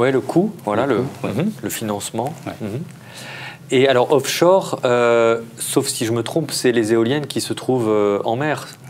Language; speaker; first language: French; native; French